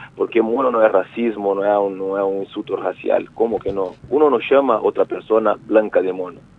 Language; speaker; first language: Spanish; non-native, fluent; Portuguese